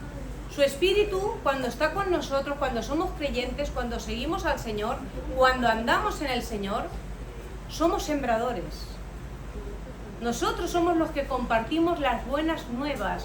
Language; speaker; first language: Spanish; native; Spanish